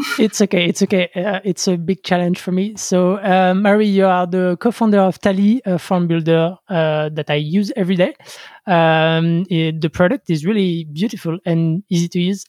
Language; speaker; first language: English; non-native, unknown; French